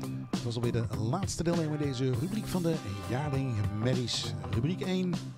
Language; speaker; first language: Dutch; native; Dutch